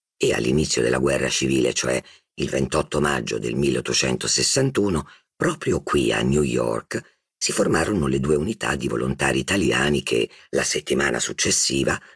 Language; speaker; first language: Italian; native; Italian